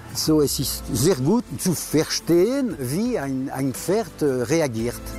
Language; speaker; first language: German; non-native, fluent; French